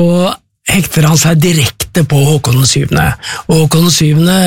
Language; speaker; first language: Norwegian; native; Norwegian